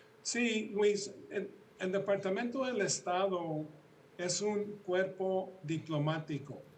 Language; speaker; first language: Spanish; early bilingual, heritage; Spanish